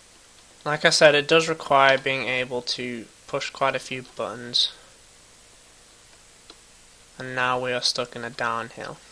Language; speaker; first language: English; native; English